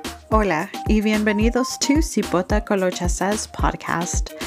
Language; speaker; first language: Spanish; early bilingual, heritage; Spanish